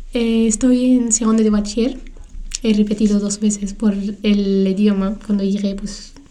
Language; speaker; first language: Spanish; early bilingual, other home language; Tachelhit